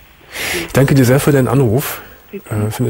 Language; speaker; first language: German; native; German